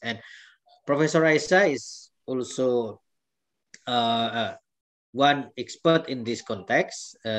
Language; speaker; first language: English; non-native, fluent; Indonesian